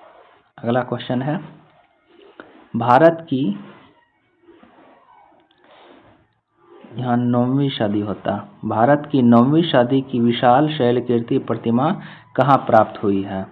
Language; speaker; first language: Hindi; native; Hindi